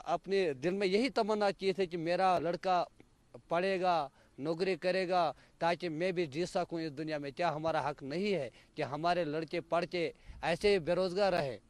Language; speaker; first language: Hindi; non-native, local second language; Kashmiri